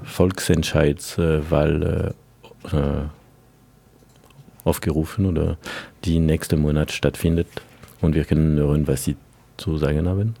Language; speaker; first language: German; non-native, fluent; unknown